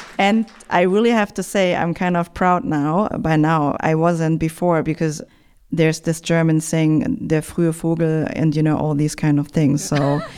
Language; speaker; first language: English; non-native, fluent; German